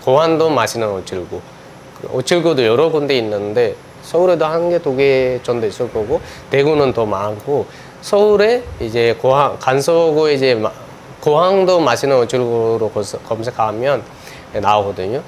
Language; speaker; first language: Korean; non-native, fluent; Sinhala